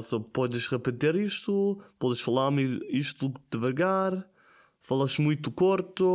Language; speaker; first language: Portuguese; non-native, learner; German